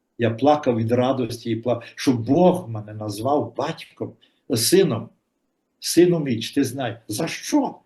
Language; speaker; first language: Ukrainian; native; Ukrainian